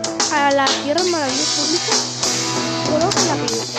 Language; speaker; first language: Spanish; native; Spanish